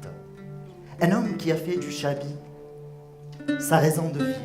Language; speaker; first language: French; non-native, local second language; Arabic